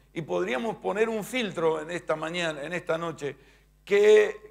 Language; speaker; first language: Spanish; native; Spanish